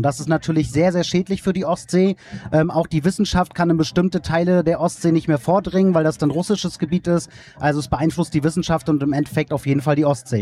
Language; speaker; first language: German; native; German